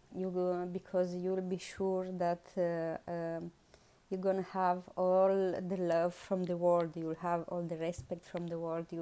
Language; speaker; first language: English; non-native, learner; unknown